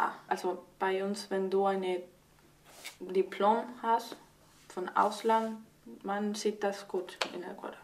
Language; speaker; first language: German; early bilingual, heritage; Spanish